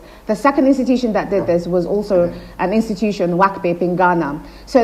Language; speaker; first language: English; non-native, local second language; Igbo